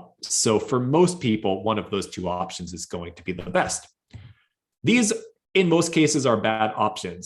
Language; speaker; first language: English; native; English